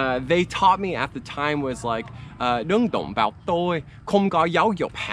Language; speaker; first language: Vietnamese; non-native, learner; English